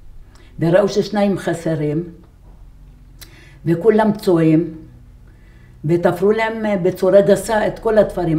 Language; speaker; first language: Hebrew; non-native, fluent; Arabic